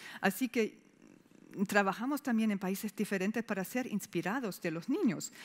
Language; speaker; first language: Spanish; non-native, fluent; German